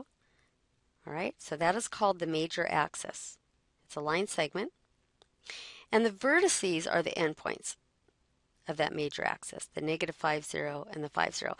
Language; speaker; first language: English; native; English